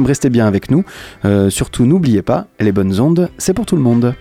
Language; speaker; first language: French; native; French